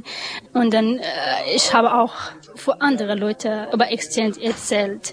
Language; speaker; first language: German; non-native, learner; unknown